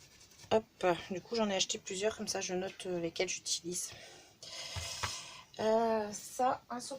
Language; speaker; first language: French; native; French